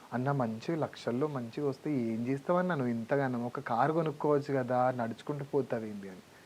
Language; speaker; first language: Telugu; non-native, local second language; Lambadi